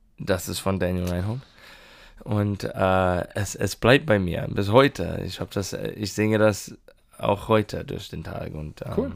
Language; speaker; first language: German; non-native, learner; English